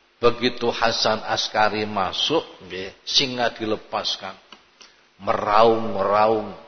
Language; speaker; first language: Indonesian; non-native, local second language; Javanese